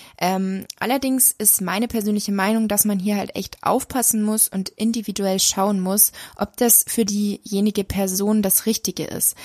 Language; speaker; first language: German; native; German